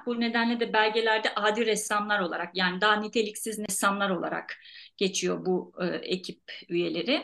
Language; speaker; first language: Turkish; native; Turkish